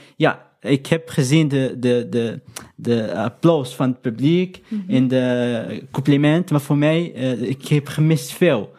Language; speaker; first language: Dutch; non-native, fluent; Arabic